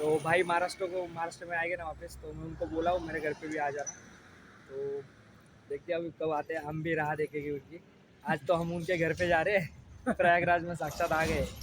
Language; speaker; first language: Hindi; non-native, local second language; Marathi